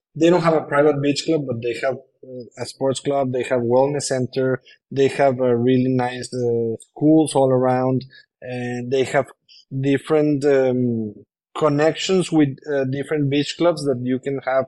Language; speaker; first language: English; non-native, fluent; Spanish